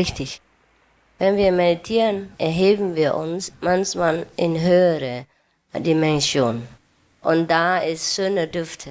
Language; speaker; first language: German; non-native, learner; Vietnamese